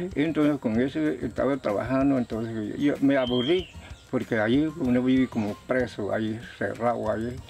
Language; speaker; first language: Spanish; non-native, local second language; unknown